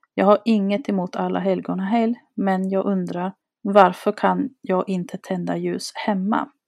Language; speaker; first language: Swedish; early bilingual, other home language; Spanish